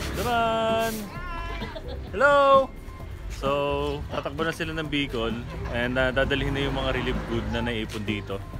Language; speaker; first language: Filipino; native; Filipino